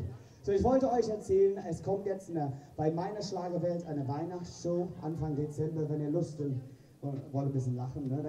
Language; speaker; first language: German; non-native, fluent; English